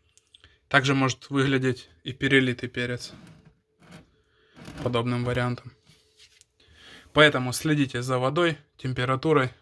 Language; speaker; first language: Russian; native; Russian